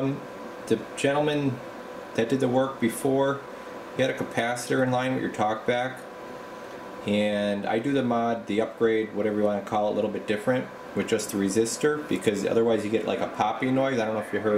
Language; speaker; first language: English; native; English